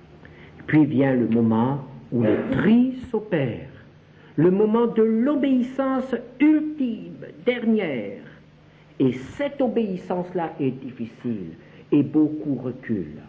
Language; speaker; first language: French; native; French